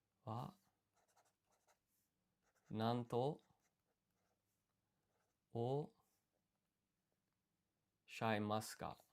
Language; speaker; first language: Japanese; non-native, learner; English